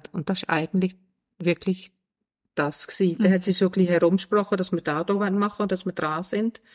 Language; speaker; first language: German; non-native, fluent; Danish